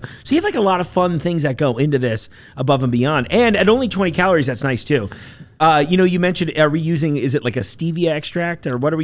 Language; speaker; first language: English; native; English